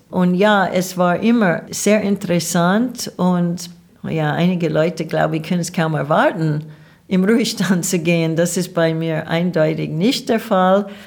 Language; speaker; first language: German; non-native, fluent; English